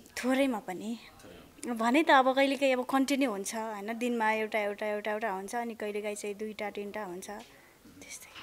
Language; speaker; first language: Nepali; non-native, local second language; Dangaura Tharu